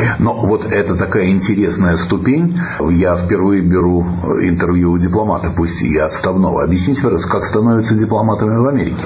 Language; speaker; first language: Russian; native; Russian